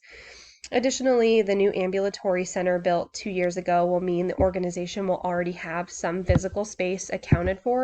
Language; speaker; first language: English; native; English